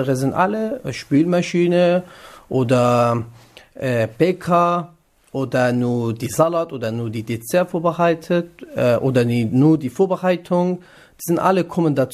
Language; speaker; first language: German; non-native, learner; Kurdish